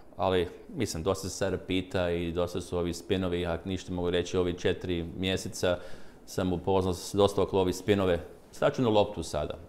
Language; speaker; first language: Croatian; early bilingual, heritage; Croatian